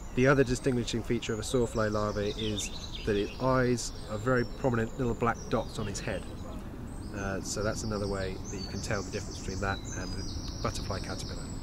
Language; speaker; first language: English; native; English